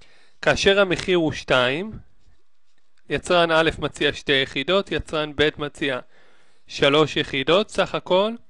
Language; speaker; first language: Hebrew; native; Hebrew